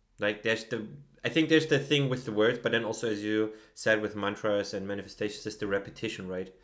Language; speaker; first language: English; non-native, fluent; German